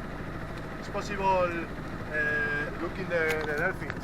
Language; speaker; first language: English; non-native, learner; Spanish